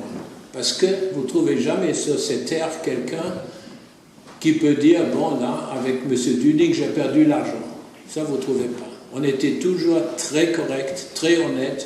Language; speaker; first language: French; non-native, fluent; German